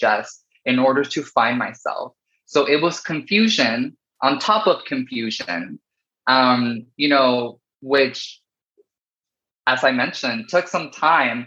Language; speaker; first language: English; early bilingual, other home language; Spanish